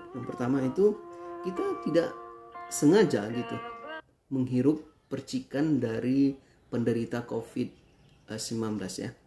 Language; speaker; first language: Indonesian; native; Indonesian